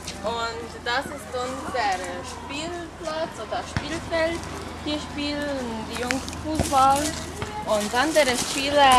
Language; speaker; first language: German; non-native, learner; Slovenian